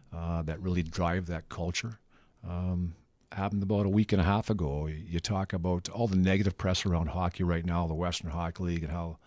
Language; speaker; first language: English; native; English